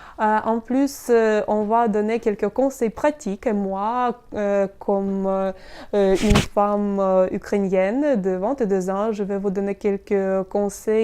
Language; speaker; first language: French; non-native, fluent; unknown